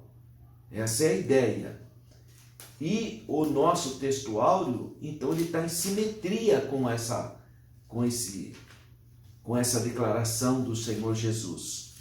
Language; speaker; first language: Portuguese; native; Portuguese